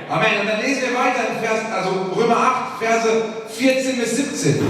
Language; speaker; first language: German; native; German